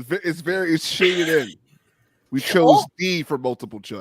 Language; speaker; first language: English; native; English